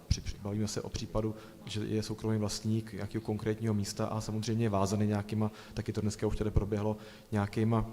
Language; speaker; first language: Czech; native; Czech